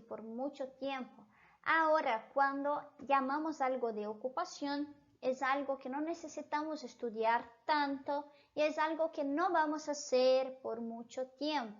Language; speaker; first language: Spanish; non-native, fluent; Portuguese